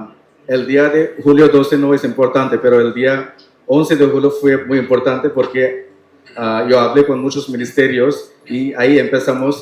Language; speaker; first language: Spanish; non-native, learner; Tamil